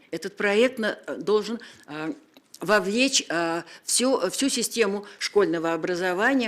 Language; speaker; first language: Russian; native; Russian